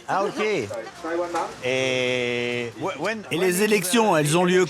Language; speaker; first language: French; native; French